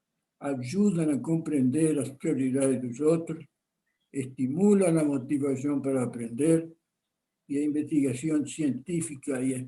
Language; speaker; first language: Portuguese; non-native, fluent; Spanish